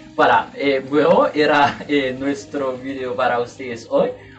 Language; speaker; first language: Spanish; non-native, learner; Haitian Creole